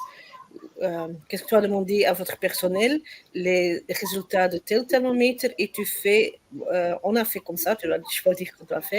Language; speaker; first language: French; non-native, learner; Dutch